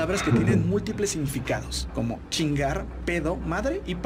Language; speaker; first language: Spanish; native; Spanish